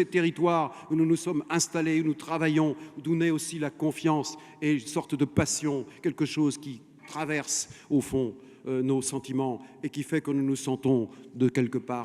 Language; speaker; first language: French; native; French